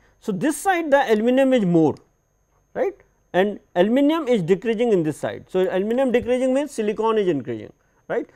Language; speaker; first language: English; non-native, local second language; Hindi